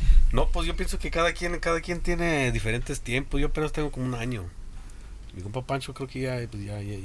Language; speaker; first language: Spanish; native; Spanish